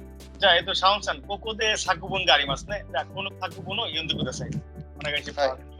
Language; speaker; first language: Japanese; non-native, fluent; Bangla